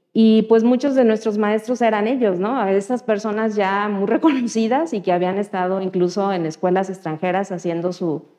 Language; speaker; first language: Spanish; native; Spanish